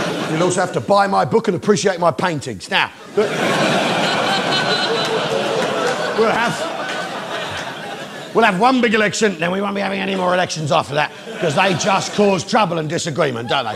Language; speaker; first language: English; native; English